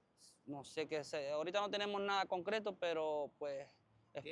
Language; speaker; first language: Spanish; native; Spanish